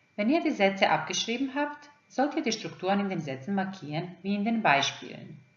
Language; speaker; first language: German; non-native, fluent; Croatian